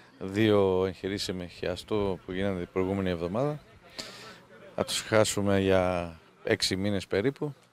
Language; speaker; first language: Greek; non-native, fluent; Spanish